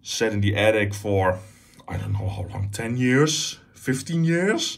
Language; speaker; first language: English; non-native, fluent; Dutch